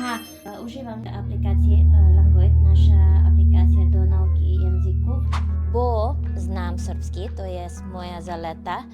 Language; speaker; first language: Polish; non-native, learner; Cebuano